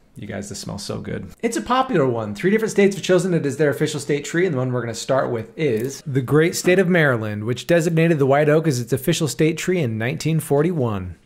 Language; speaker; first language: English; native; English